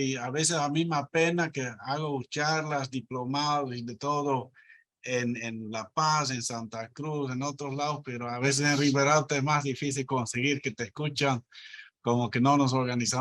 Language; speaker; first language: Spanish; non-native, fluent; Dutch